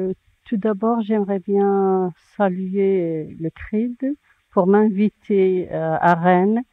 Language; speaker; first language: French; non-native, local second language; Arabic